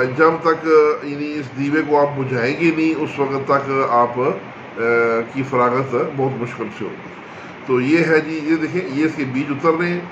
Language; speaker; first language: Urdu; non-native, local second language; Punjabi